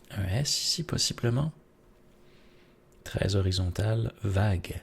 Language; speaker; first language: French; native; French